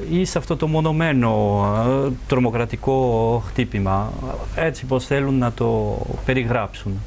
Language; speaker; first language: Greek; non-native, fluent; French